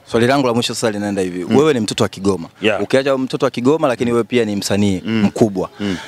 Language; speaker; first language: Swahili; native; Swahili